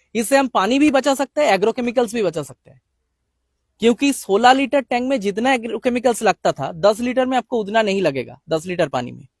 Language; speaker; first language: Hindi; non-native, local second language; Bangla